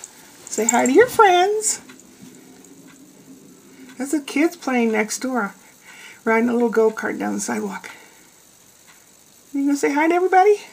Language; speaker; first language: English; native; English